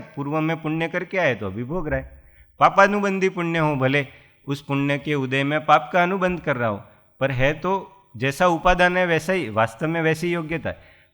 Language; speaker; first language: Hindi; non-native, local second language; Gujarati